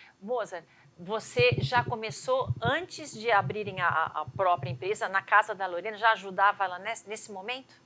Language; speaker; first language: Portuguese; native; Portuguese